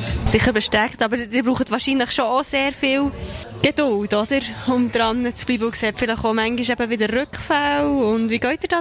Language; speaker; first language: German; native; German